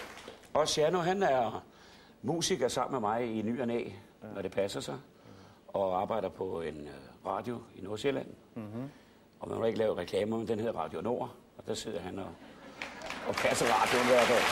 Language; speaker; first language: Danish; native; Danish